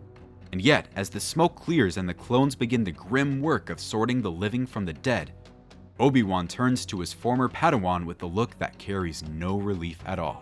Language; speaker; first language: English; native; English